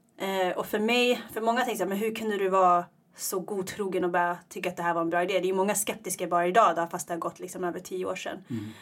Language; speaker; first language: Swedish; early bilingual, other home language; Tigrinya